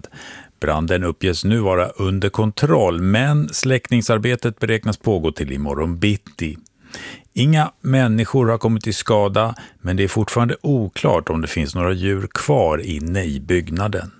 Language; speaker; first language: Swedish; native; Swedish